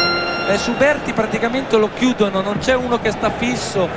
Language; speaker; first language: Italian; native; Italian